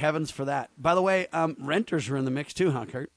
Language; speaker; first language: English; native; English